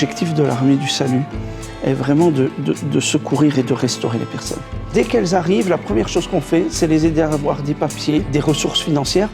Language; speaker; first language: French; native; French